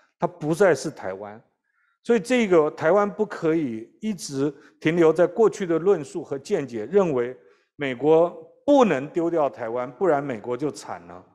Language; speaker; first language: Chinese; native; Chinese